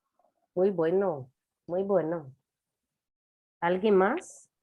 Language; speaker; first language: Spanish; non-native, fluent; Portuguese